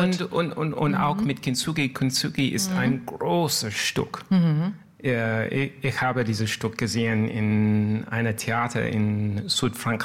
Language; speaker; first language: German; non-native, learner; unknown